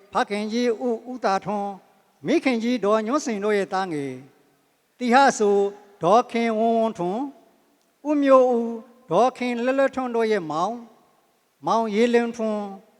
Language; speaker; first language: Burmese; native; Burmese